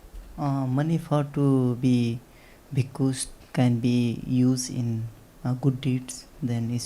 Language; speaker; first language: English; non-native, learner; Nepali